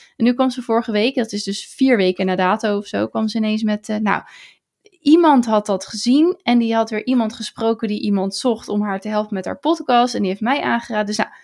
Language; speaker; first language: Dutch; native; Dutch